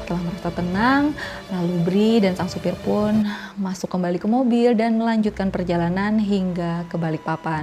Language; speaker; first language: Indonesian; native; Indonesian